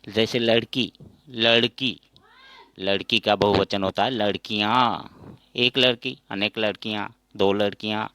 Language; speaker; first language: Hindi; non-native, local second language; Assamese